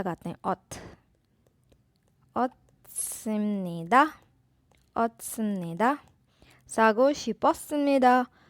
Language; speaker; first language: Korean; non-native, fluent; Urdu